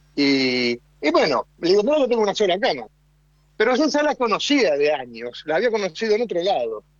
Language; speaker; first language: Spanish; native; Spanish